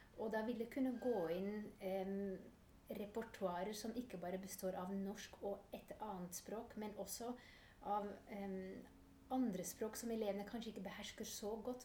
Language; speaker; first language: Norwegian; non-native, fluent; Dutch